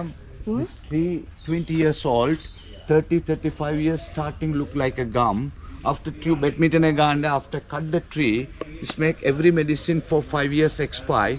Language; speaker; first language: English; non-native, learner; Sinhala